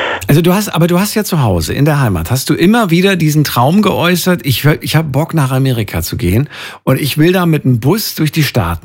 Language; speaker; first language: German; native; German